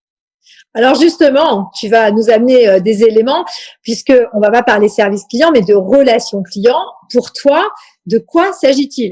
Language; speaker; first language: French; native; French